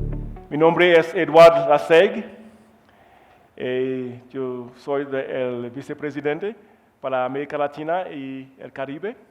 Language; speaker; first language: Spanish; non-native, learner; Haitian Creole